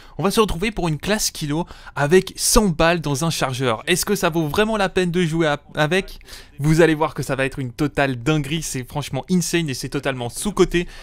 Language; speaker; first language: French; native; French